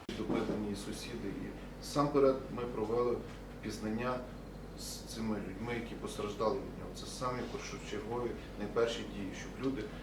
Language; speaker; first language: Ukrainian; native; Ukrainian